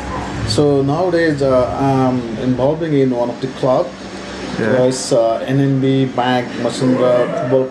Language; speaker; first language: English; non-native, learner; Nepali